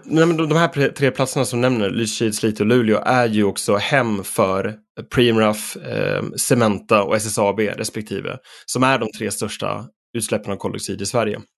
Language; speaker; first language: Swedish; native; Swedish